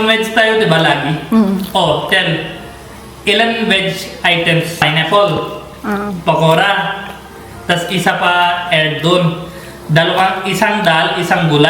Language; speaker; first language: Filipino; non-native, learner; Punjabi